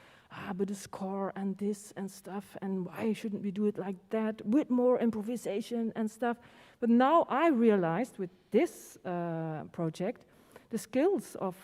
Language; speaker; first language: English; non-native, fluent; Dutch